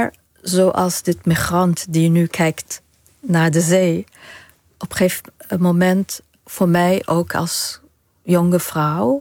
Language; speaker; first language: Dutch; non-native, fluent; Arabic